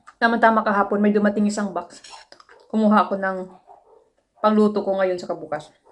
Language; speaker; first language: Filipino; native; Filipino